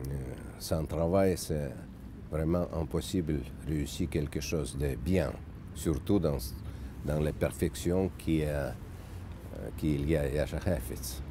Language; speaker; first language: French; non-native, learner; Russian